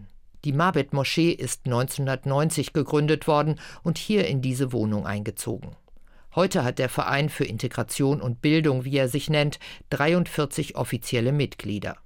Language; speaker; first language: German; native; German